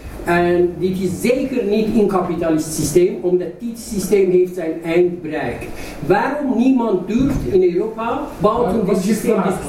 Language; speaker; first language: Dutch; non-native, fluent; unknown